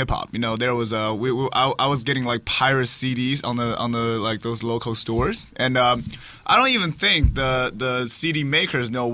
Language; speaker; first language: English; non-native, fluent; Chinese